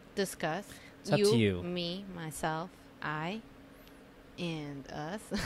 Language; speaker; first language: English; non-native, fluent; Spanish